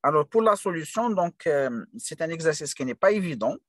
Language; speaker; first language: French; non-native, local second language; Arabic